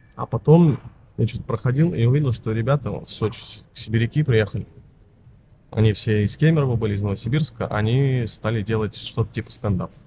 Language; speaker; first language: Russian; native; Russian